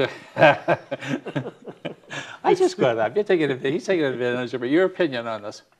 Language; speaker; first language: English; native; English